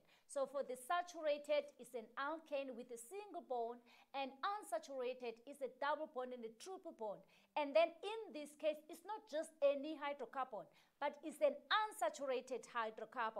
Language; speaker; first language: English; non-native, local second language; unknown